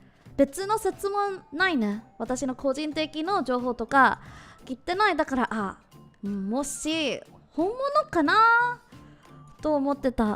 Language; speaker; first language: Japanese; non-native, learner; English